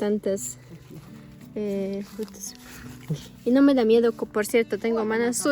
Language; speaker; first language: Spanish; non-native, local second language; Russian